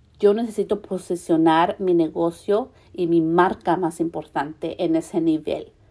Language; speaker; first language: Spanish; early bilingual, heritage; Spanish